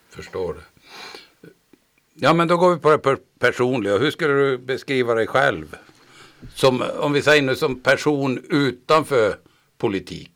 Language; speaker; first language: Swedish; native; Swedish